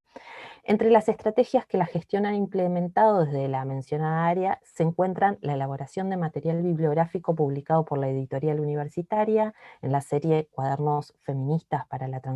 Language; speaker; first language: Spanish; native; Spanish